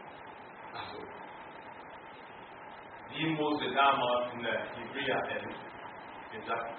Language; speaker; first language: German; non-native, learner; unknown